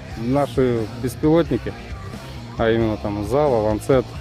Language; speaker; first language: Russian; native; Russian